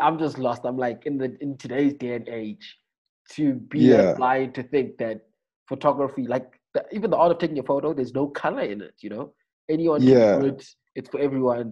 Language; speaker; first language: English; non-native, local second language; Xhosa